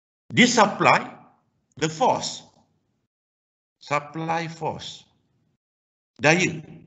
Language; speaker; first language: English; non-native, local second language; Malay